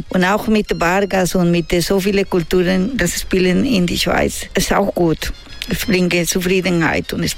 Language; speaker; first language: German; non-native, learner; Spanish